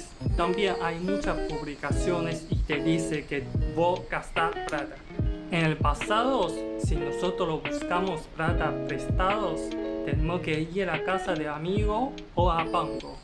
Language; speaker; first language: Spanish; non-native, learner; Chinese